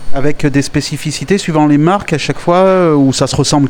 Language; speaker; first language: French; native; French